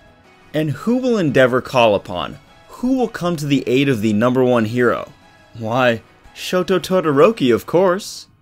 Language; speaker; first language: English; native; English